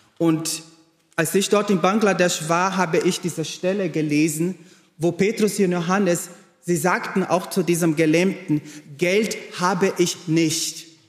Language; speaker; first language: German; non-native, fluent; Portuguese